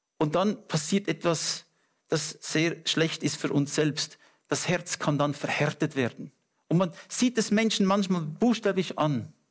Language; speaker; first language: German; non-native, fluent; English